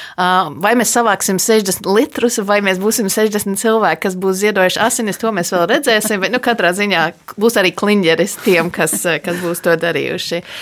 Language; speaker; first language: Latvian; early bilingual, heritage; Latvian